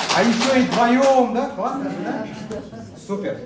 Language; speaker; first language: Russian; non-native, local second language; Kazakh